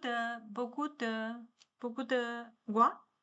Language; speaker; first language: French; non-native, learner; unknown